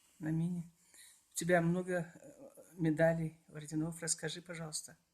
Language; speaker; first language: Russian; non-native, local second language; Karachay-Balkar